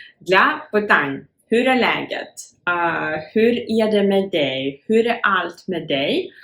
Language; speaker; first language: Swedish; non-native, fluent; Ukrainian